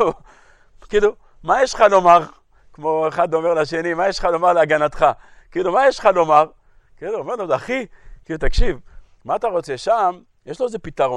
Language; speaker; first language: Hebrew; native; Hebrew